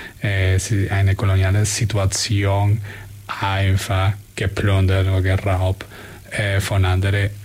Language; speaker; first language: German; non-native, fluent; Spanish